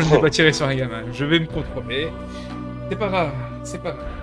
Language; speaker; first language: French; native; French